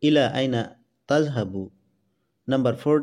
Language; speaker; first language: Arabic; non-native, fluent; Assamese